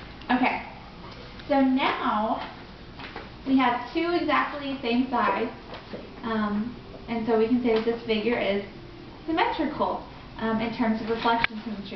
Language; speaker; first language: English; native; English